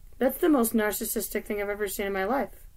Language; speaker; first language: English; native; English